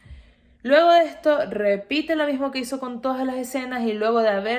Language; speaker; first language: Spanish; native; Spanish